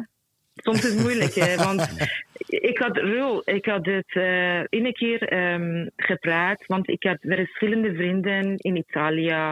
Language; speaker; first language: Dutch; non-native, fluent; Persian